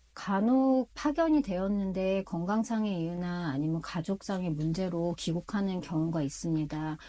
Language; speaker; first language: Korean; native; Korean